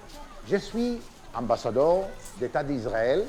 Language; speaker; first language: French; non-native, learner; Hebrew